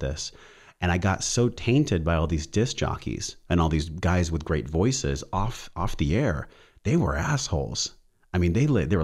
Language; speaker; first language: English; native; English